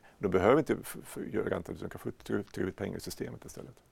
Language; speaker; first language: Swedish; native; Swedish